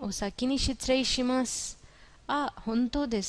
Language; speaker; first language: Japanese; non-native, fluent; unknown